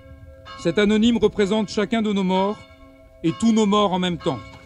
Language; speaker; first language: French; native; French